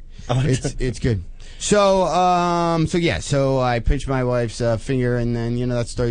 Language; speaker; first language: English; native; English